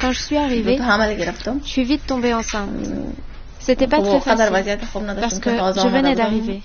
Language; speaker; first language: French; non-native, fluent; Persian